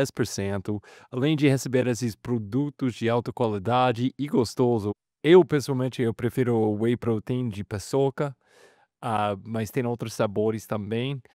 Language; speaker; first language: Portuguese; non-native, fluent; English